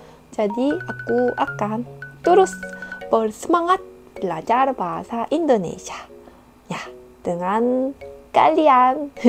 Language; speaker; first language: Indonesian; non-native, fluent; Korean